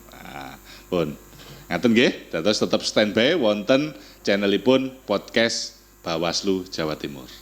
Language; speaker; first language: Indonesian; non-native, local second language; Javanese